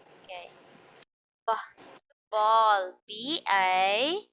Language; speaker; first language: English; non-native, fluent; Filipino